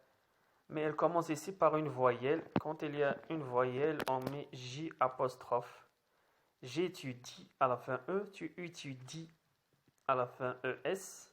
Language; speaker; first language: French; non-native, local second language; Arabic